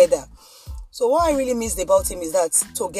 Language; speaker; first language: English; non-native, local second language; Yoruba